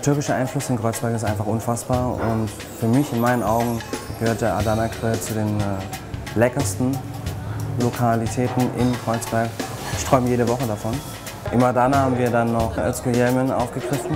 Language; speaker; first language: German; native; German